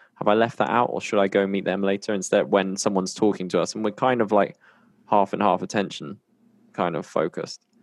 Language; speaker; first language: English; native; English